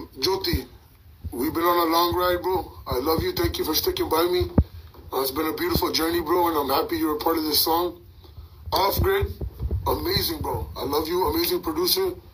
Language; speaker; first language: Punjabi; early bilingual, heritage; Punjabi